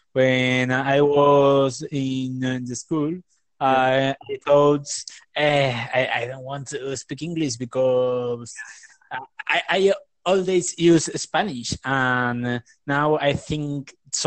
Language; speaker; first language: English; non-native, learner; Spanish